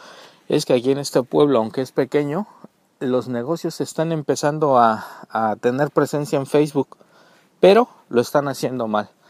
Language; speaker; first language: Spanish; native; Spanish